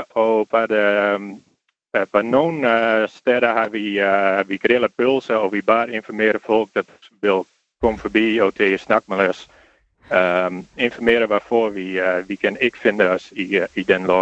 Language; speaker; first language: Danish; non-native, fluent; Dutch